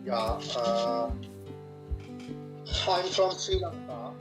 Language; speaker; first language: English; non-native, learner; Sinhala